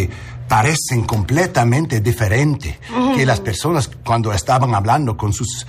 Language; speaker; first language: Spanish; non-native, learner; English